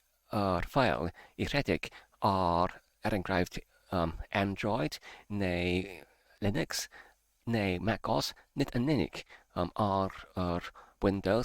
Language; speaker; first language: Welsh; non-native, learner; English